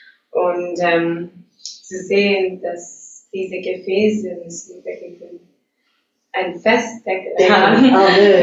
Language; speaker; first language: German; non-native, fluent; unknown